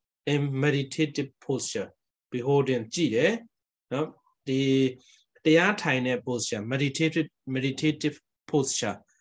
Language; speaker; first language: English; non-native, fluent; Burmese